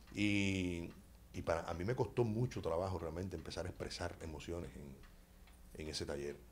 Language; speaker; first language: Spanish; native; Spanish